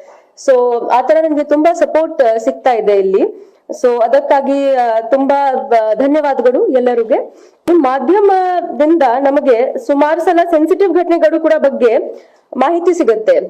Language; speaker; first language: Kannada; non-native, fluent; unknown